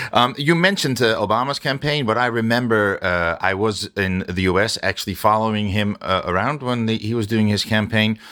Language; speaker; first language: English; non-native, fluent; Dutch